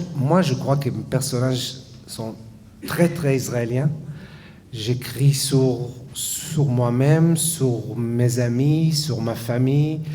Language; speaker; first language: French; non-native, fluent; Hebrew